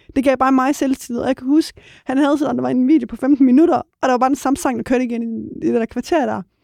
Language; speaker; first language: Danish; early bilingual, other home language; Persian